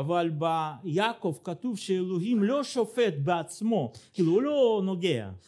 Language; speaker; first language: Hebrew; non-native, fluent; Russian